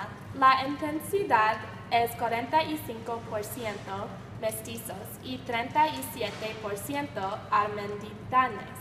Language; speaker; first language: Spanish; non-native, learner; English